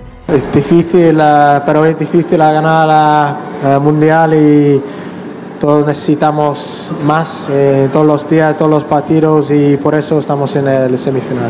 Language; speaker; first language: Spanish; non-native, learner; English